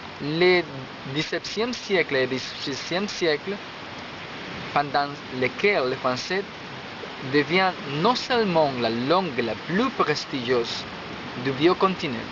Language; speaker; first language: French; non-native, learner; Spanish